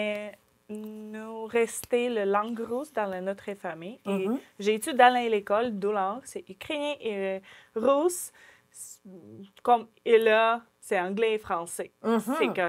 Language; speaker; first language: French; non-native, learner; Ukrainian